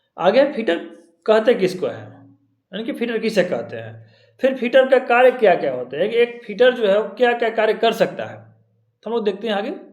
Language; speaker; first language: Hindi; native; Hindi